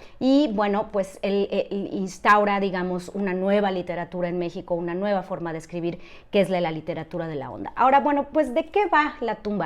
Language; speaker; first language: Spanish; native; Spanish